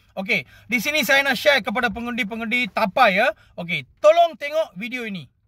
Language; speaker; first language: Malay; non-native, local second language; Tamil